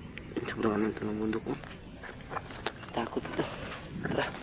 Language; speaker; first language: Filipino; non-native, local second language; Cebuano